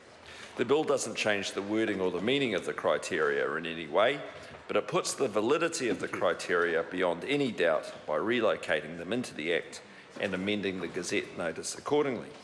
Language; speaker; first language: English; native; English